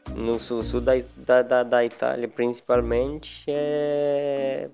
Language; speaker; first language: Portuguese; non-native, learner; Italian